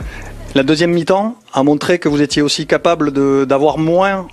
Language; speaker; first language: French; native; French